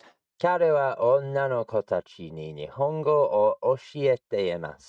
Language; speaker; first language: Japanese; non-native, learner; English